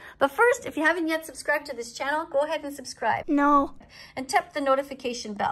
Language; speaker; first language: English; native; English